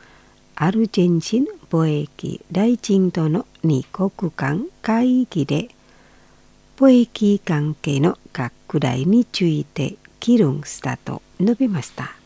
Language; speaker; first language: Japanese; non-native, fluent; Indonesian